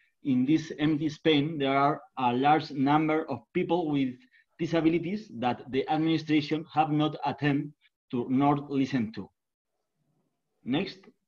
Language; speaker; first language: English; non-native, learner; Spanish